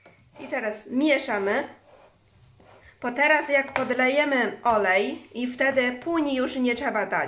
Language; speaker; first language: Polish; non-native, learner; Chinese